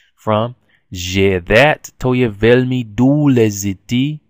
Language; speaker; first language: English; native; English